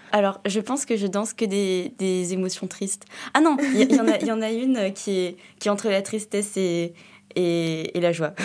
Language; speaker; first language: French; native; French